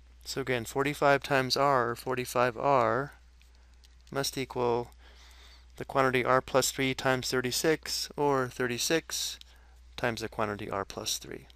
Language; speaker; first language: English; native; English